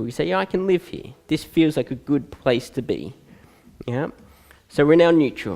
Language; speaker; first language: English; native; English